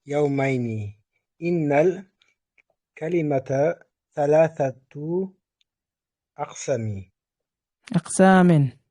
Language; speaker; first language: Arabic; non-native, learner; Uzbek